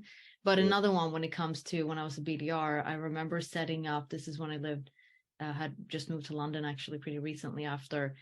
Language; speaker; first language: English; early bilingual, heritage; English